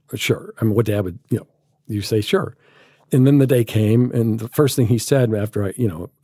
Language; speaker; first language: English; native; English